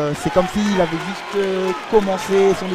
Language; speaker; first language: French; native; French